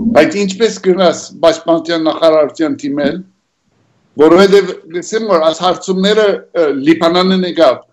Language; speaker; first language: Armenian; early bilingual, heritage; Armenian